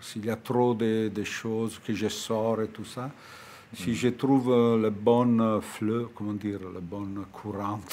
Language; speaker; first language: French; non-native, fluent; Italian